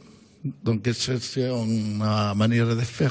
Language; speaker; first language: French; non-native, fluent; Spanish